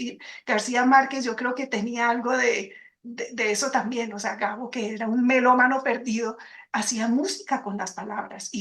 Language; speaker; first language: Spanish; native; Spanish